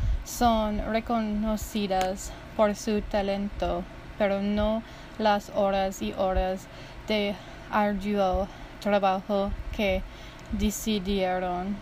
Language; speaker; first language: Spanish; non-native, learner; English